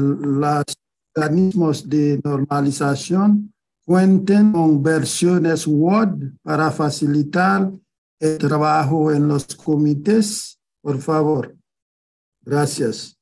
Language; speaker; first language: Spanish; non-native, fluent; Haitian Creole